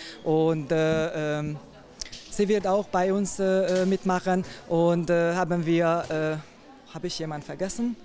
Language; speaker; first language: German; non-native, fluent; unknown